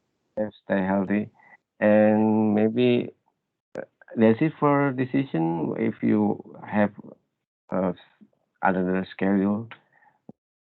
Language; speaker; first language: English; non-native, learner; Indonesian